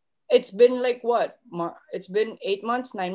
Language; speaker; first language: English; non-native, local second language; Filipino